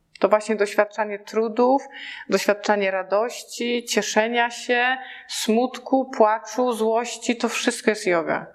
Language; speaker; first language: Polish; native; Polish